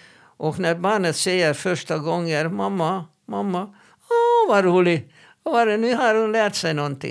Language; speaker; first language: Swedish; non-native, fluent; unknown